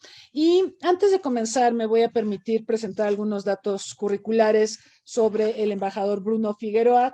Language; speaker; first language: Spanish; native; Spanish